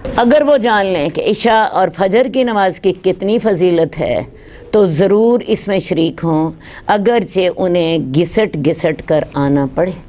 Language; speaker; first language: Urdu; non-native, local second language; Punjabi